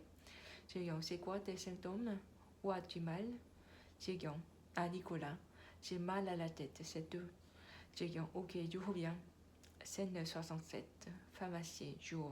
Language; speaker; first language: French; non-native, learner; Korean